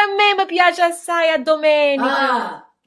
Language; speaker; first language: Italian; early bilingual, heritage; English